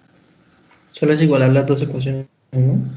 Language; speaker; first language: Spanish; native; Spanish